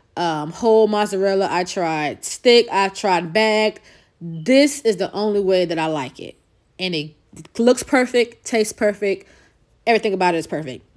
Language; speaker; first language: English; native; English